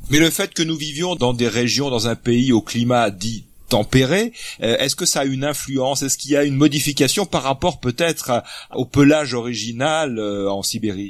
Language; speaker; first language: French; native; French